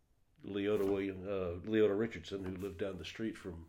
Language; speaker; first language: English; native; English